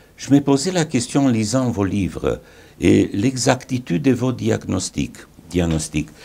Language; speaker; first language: French; non-native, fluent; Romanian